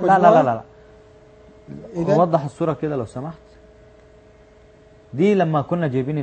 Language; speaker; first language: Arabic; native; Arabic